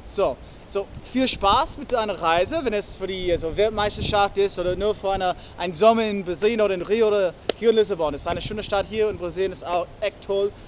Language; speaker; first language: German; non-native, learner; English